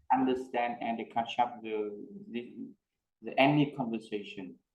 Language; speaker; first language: English; non-native, learner; Vietnamese